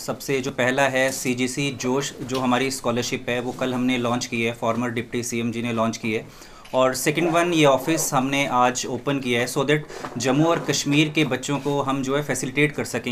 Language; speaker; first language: Hindi; native; Hindi